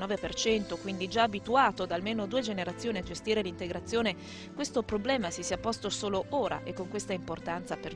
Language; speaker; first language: Italian; native; Italian